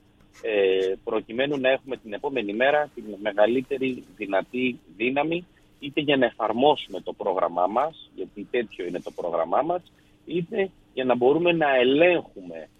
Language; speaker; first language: Greek; native; Greek